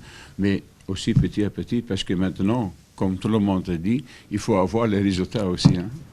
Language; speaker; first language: French; non-native, fluent; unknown